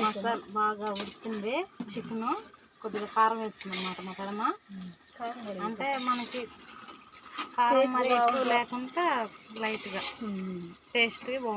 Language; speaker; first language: Telugu; native; Telugu